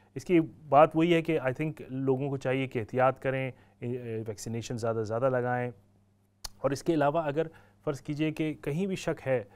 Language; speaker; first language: Urdu; native; Urdu